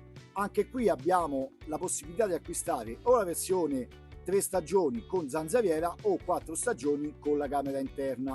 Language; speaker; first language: Italian; native; Italian